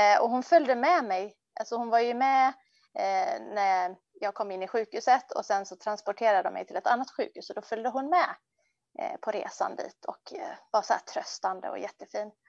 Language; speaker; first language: Swedish; early bilingual, other home language; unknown